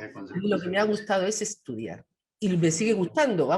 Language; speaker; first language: Spanish; native; Spanish